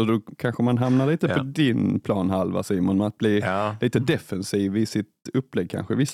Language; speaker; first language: Swedish; native; Swedish